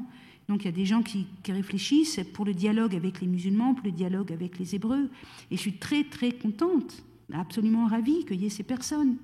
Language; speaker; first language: French; native; French